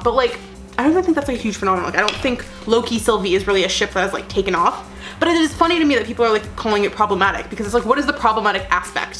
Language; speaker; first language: English; native; English